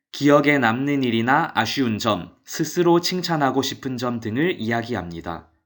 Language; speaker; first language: Korean; native; Korean